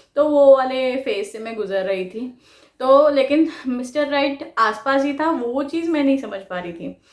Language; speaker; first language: Hindi; non-native, local second language; Bangla